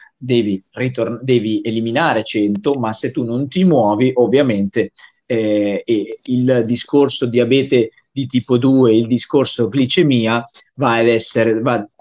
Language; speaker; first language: Italian; native; Italian